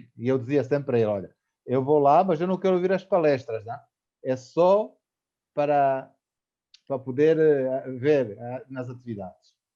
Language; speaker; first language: Portuguese; native; Portuguese